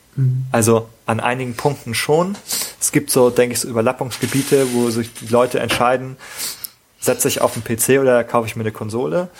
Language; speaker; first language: German; native; German